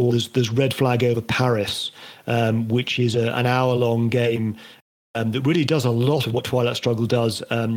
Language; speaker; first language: English; native; English